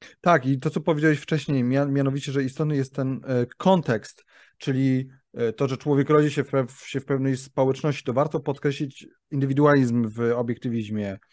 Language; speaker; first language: Polish; native; Polish